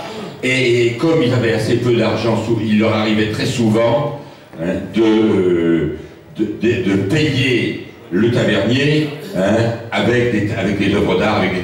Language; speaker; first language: French; native; French